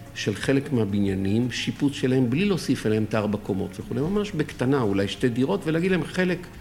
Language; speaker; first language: Hebrew; early bilingual, other home language; French